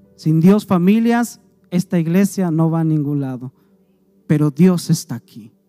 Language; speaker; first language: Spanish; native; Spanish